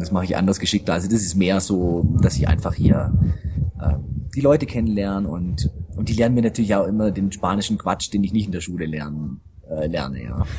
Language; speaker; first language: German; native; German